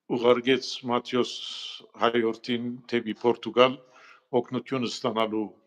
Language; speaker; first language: Armenian; early bilingual, heritage; Armenian